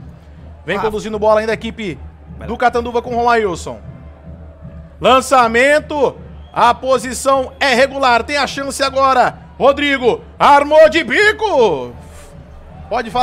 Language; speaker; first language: Portuguese; native; Portuguese